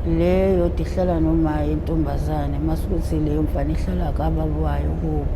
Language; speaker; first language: Zulu; native; Zulu